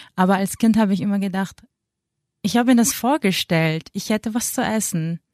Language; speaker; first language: German; early bilingual, other home language; Filipino